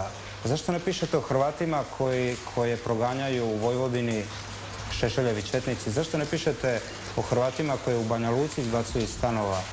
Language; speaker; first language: Croatian; native; Croatian